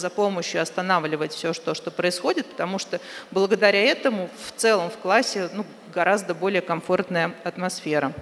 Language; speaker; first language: Russian; native; Russian